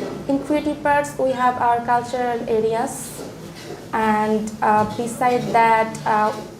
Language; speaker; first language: English; non-native, local second language; Bangla